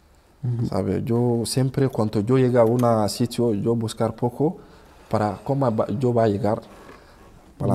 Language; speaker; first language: Spanish; non-native, learner; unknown